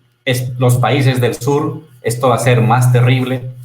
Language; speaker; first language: Spanish; native; Spanish